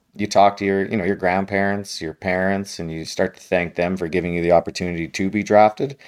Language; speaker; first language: English; native; English